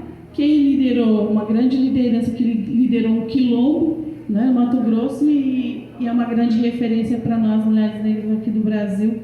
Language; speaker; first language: Portuguese; native; Portuguese